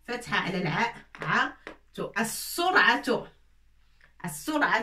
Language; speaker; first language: Arabic; non-native, fluent; French